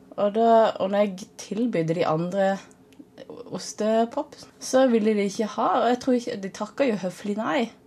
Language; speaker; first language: Norwegian; early bilingual, other home language; Tamil